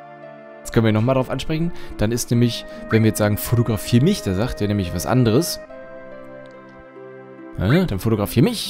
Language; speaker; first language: German; native; German